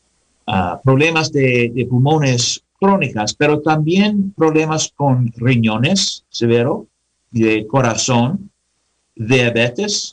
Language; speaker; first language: Spanish; non-native, learner; English